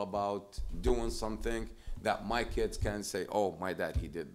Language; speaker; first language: English; non-native, fluent; Arabic